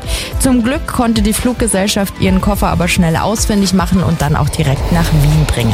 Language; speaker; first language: German; native; German